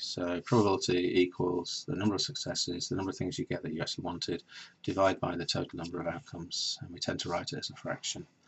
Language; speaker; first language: English; native; English